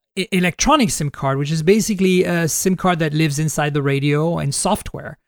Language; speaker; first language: English; non-native, fluent; French